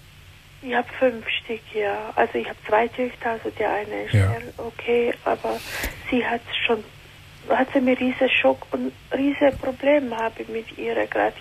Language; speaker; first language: German; non-native, learner; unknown